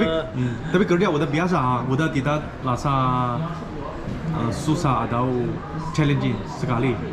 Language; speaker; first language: Indonesian; non-native, learner; Chinese